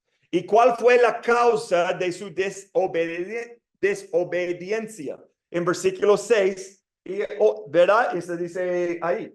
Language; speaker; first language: Spanish; non-native, fluent; English